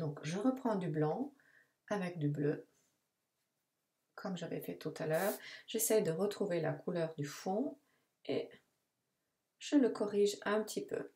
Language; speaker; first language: French; non-native, fluent; Italian